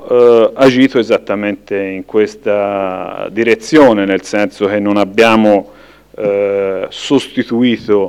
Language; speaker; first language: Italian; native; Italian